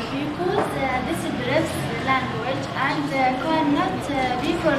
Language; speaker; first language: English; non-native, learner; Arabic